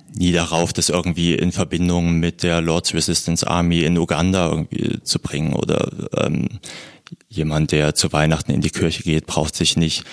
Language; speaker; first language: German; native; German